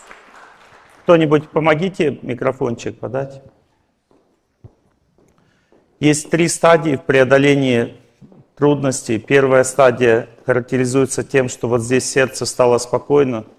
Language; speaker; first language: Russian; native; Russian